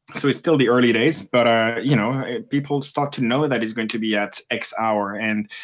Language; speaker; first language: English; non-native, fluent; French